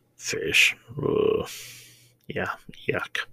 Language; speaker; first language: English; native; English